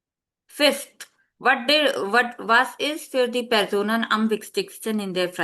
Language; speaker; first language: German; non-native, fluent; Hindi